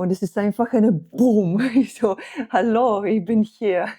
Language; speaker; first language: German; non-native, fluent; Slovenian